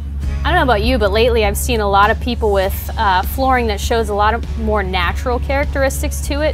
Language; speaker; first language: English; native; English